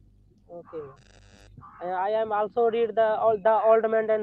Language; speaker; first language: English; non-native, learner; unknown